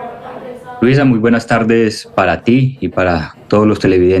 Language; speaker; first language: Spanish; native; Spanish